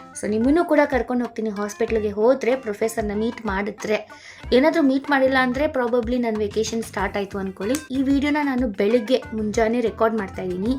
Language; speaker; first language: Kannada; native; Kannada